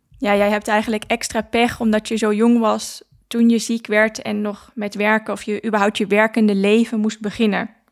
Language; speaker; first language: Dutch; native; Dutch